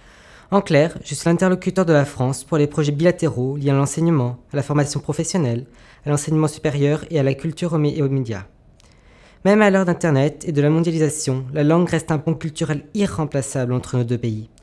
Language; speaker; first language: French; native; French